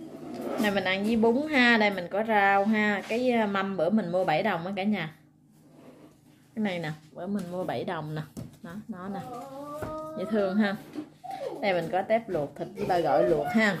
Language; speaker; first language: Vietnamese; native; Vietnamese